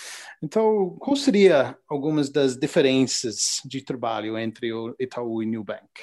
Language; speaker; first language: Portuguese; non-native, learner; English